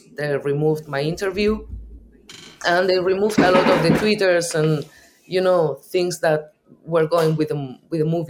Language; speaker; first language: English; non-native, fluent; Spanish